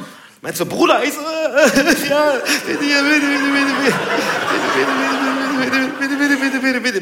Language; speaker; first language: German; native; German